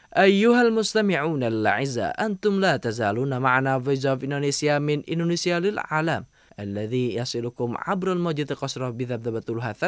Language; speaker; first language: Arabic; non-native, fluent; Indonesian